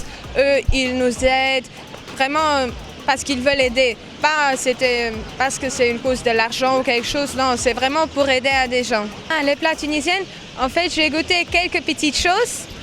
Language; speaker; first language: French; non-native, local second language; Luxembourgish